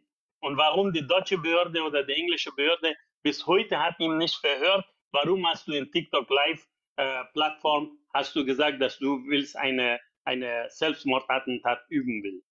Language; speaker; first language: German; non-native, fluent; Persian